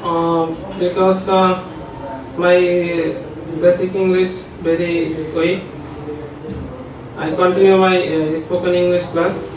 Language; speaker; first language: English; non-native, learner; Bangla